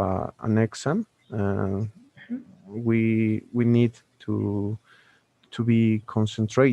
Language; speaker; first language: English; non-native, learner; Spanish